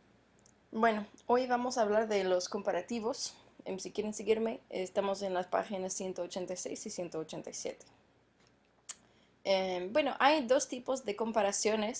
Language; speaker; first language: Spanish; non-native, fluent; English